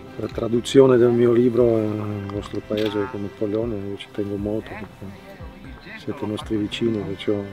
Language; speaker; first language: Italian; non-native, fluent; Czech